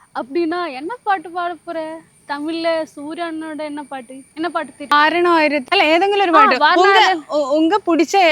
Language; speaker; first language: Tamil; non-native, learner; Malayalam